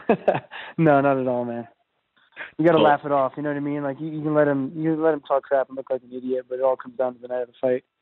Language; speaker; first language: English; native; English